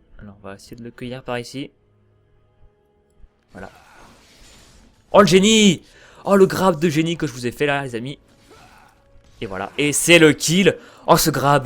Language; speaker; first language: French; native; French